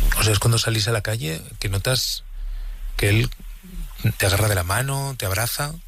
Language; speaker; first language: Spanish; native; Spanish